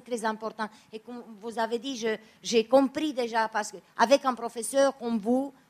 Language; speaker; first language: French; non-native, fluent; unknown